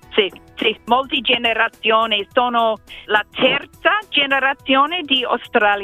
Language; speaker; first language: Italian; non-native, fluent; English